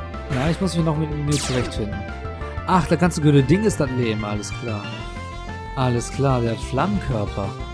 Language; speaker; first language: German; native; German